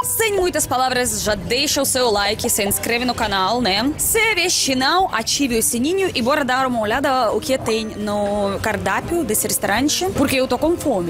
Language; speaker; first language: Portuguese; non-native, fluent; Russian